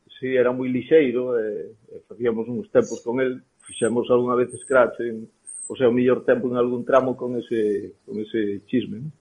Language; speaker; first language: Galician; native; Galician